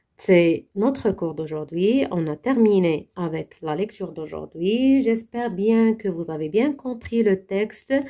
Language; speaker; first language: French; non-native, local second language; Arabic